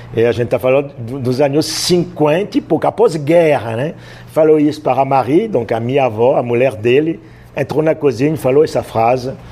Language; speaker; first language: Portuguese; non-native, fluent; French